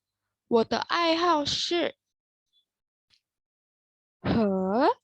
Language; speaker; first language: Chinese; non-native, learner; Indonesian